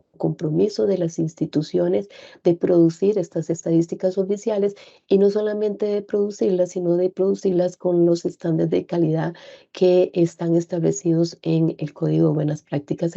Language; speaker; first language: Spanish; native; Spanish